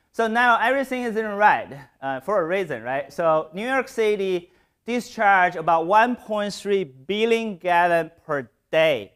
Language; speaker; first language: English; non-native, fluent; Chinese